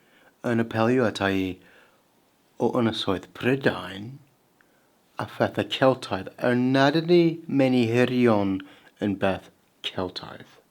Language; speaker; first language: Welsh; non-native, fluent; English